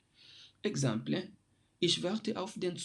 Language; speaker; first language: German; non-native, fluent; French